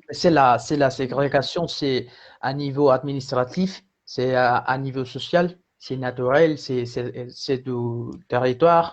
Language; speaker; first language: French; non-native, fluent; Spanish